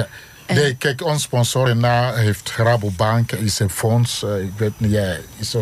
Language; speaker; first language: Dutch; non-native, learner; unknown